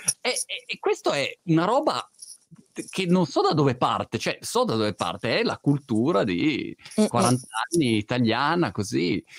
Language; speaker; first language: Italian; native; Italian